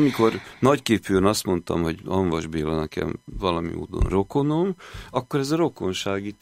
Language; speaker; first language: Hungarian; native; Hungarian